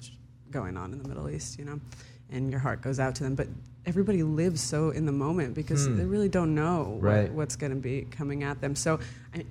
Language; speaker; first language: English; early bilingual, other home language; Hebrew